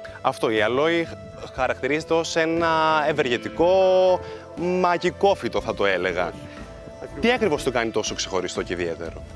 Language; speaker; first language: Greek; native; Greek